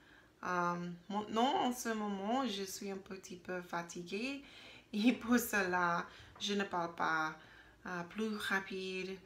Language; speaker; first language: French; non-native, learner; English